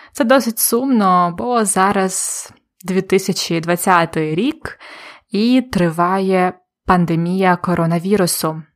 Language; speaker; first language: Ukrainian; native; Ukrainian